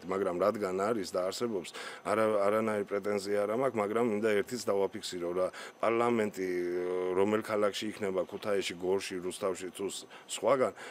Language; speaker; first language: Georgian; native; Georgian